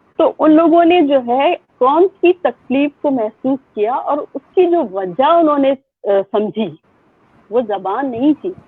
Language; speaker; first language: Urdu; native; Urdu